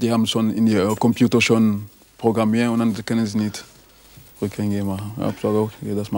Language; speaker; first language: German; non-native, fluent; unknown